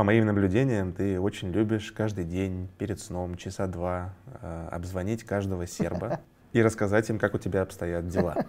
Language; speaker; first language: Russian; native; Russian